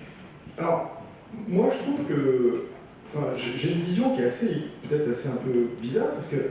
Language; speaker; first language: French; native; French